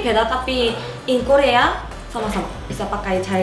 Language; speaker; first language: Indonesian; non-native, learner; Korean